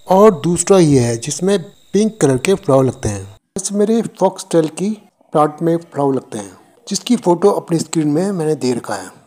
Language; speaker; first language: Hindi; non-native, local second language; Nepali